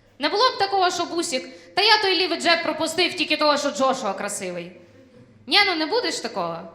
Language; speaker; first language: Ukrainian; non-native, local second language; Russian